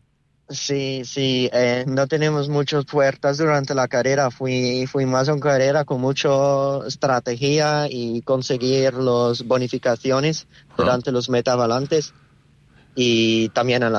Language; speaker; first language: Spanish; non-native, learner; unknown